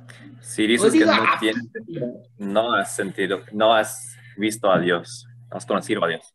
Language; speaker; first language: Spanish; non-native, fluent; Korean